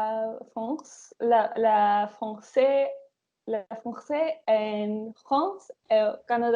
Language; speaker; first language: French; non-native, learner; English